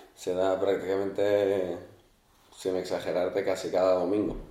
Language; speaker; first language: Spanish; early bilingual, other home language; Arabic